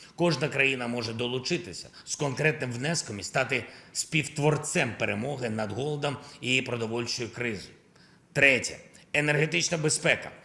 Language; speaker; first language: Ukrainian; non-native, local second language; Russian